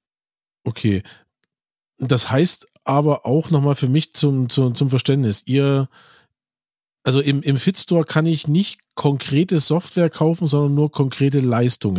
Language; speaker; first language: German; native; German